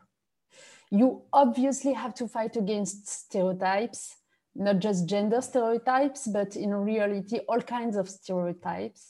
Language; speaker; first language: English; non-native, fluent; French